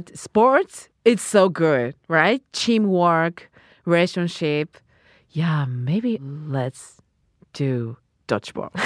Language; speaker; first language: English; non-native, learner; Japanese